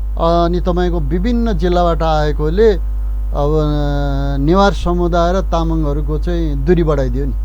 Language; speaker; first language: Nepali; non-native, local second language; Eastern Tamang